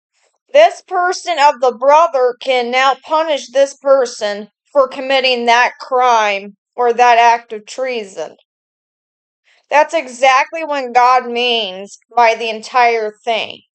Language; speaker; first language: English; native; English